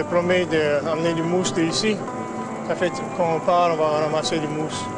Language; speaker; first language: French; non-native, local second language; English